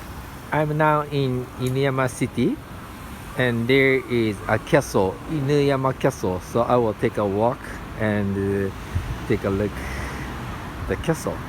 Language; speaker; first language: English; non-native, learner; Japanese